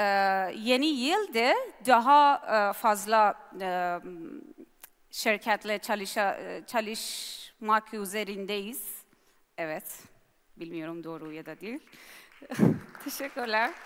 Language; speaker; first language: Turkish; non-native, learner; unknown